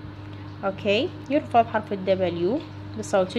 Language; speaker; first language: Arabic; native; Arabic